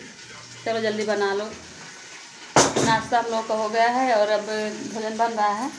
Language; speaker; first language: Hindi; native; Hindi